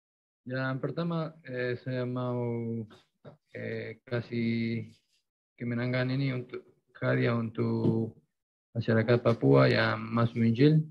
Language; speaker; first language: Indonesian; non-native, fluent; Spanish